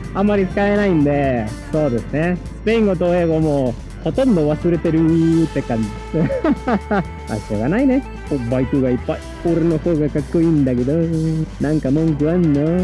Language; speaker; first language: Japanese; non-native, fluent; Spanish